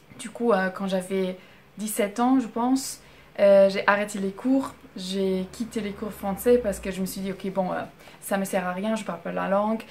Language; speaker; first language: French; non-native, fluent; German